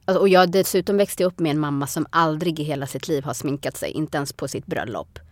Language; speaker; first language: Swedish; early bilingual, other home language; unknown